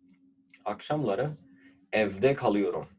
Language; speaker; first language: Turkish; non-native, fluent; Urdu